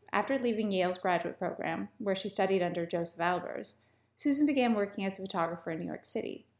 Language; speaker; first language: English; native; English